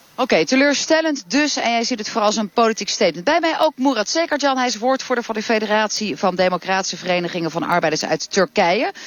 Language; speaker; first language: Dutch; native; Dutch